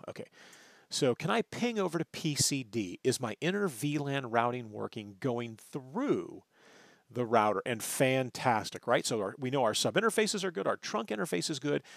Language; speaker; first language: English; native; English